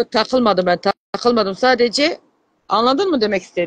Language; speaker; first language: Turkish; native; Turkish